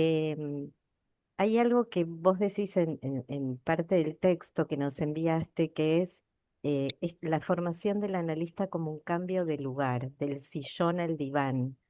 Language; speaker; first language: Spanish; native; Spanish